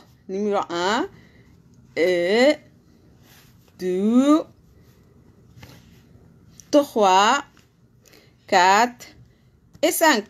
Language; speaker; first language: French; non-native, learner; Arabic